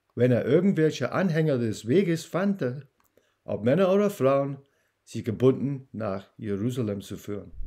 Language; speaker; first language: German; non-native, fluent; English